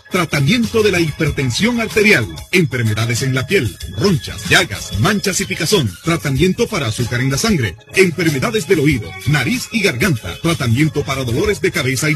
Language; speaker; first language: Spanish; non-native, local second language; Quechua